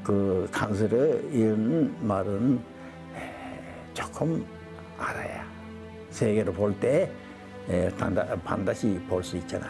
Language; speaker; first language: Korean; early bilingual, heritage; Korean